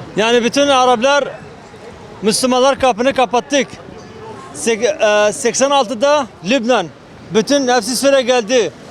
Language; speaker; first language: Turkish; non-native, fluent; Arabic